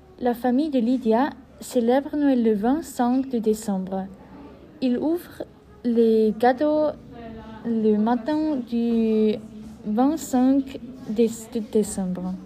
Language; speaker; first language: French; non-native, learner; German